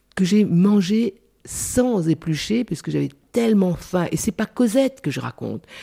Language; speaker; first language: French; non-native, local second language; Réunion Creole French